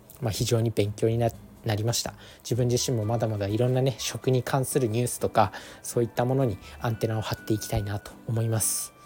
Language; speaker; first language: Japanese; native; Japanese